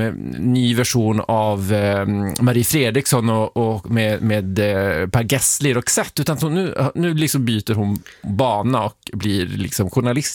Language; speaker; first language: Swedish; native; Swedish